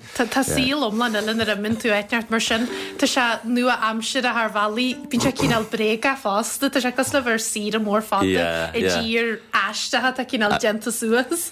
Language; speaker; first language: Irish; native; Irish